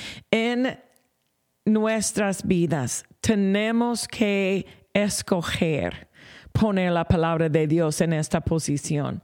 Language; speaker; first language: Spanish; non-native, fluent; English